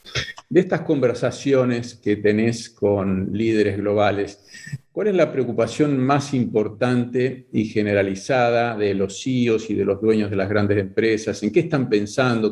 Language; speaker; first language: Spanish; native; Spanish